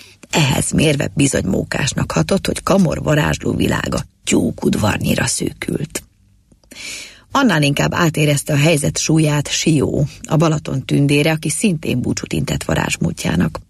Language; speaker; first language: Hungarian; native; Hungarian